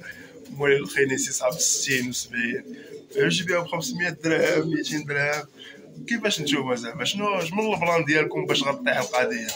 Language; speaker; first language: Arabic; native; Arabic